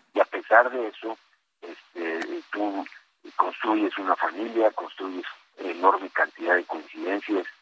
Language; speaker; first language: Spanish; native; Spanish